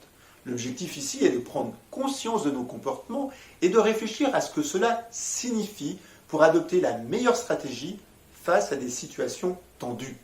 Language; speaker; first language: French; native; French